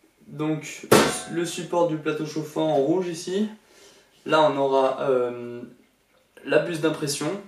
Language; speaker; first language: French; native; French